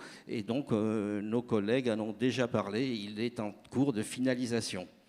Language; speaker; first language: French; native; French